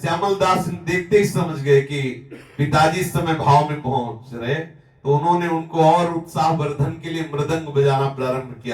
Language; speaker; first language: Hindi; native; Hindi